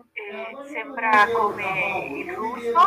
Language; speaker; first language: Italian; non-native, fluent; Spanish